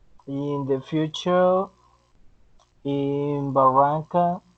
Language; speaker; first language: English; non-native, learner; Spanish